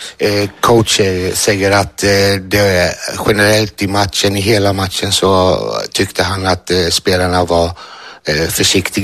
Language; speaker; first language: Swedish; early bilingual, other home language; Greek